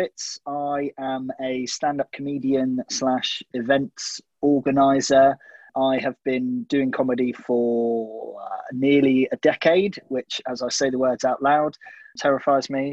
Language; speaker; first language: English; native; English